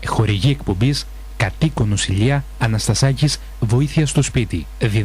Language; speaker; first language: Greek; native; Greek